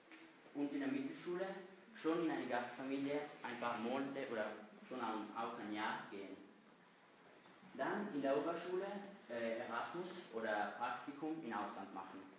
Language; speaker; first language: German; non-native, local second language; Italian